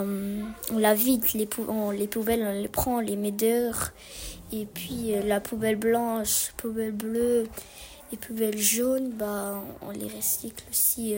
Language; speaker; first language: French; early bilingual, other home language; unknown